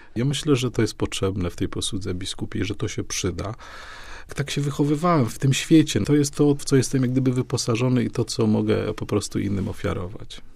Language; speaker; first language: Polish; native; Polish